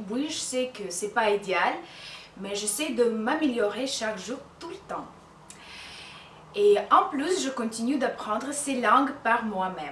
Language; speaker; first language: French; non-native, fluent; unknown